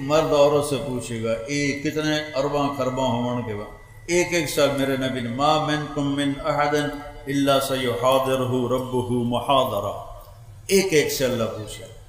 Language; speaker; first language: Urdu; non-native, local second language; Punjabi